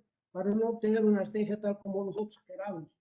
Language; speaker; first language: Spanish; native; Spanish